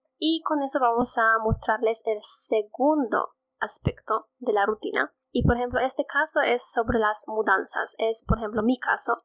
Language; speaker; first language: Spanish; non-native, fluent; Polish